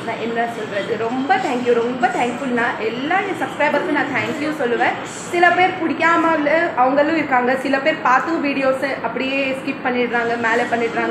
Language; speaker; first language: Tamil; non-native, local second language; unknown